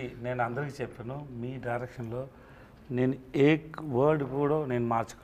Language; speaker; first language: Telugu; non-native, learner; Tamil